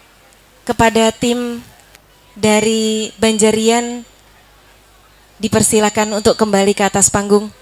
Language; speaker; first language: Indonesian; native; Indonesian